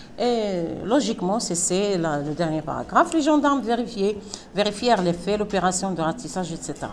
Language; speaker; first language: French; non-native, local second language; Arabic